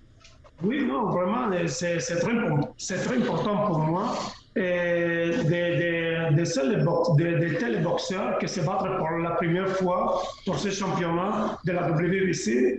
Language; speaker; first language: French; non-native, fluent; Spanish